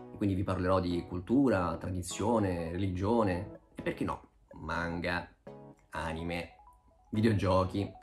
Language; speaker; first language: Italian; early bilingual, other home language; Japanese